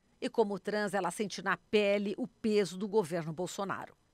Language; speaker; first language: Portuguese; native; Portuguese